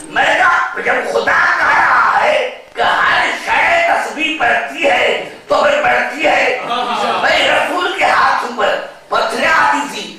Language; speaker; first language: Urdu; native; Urdu